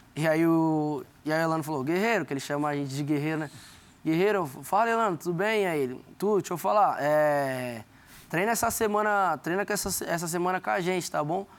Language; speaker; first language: Portuguese; native; Portuguese